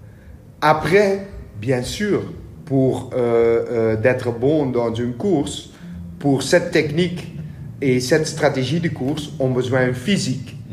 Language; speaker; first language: French; non-native, learner; Dutch